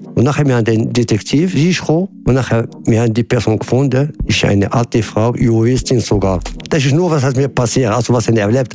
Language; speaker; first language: German; non-native, learner; Arabic